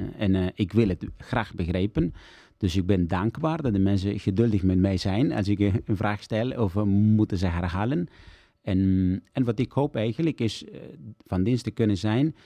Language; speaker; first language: Dutch; non-native, fluent; Italian